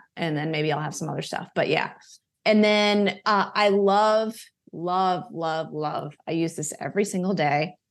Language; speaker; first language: English; native; English